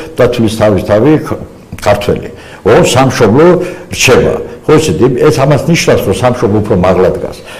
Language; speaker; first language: Georgian; non-native, local second language; Azerbaijani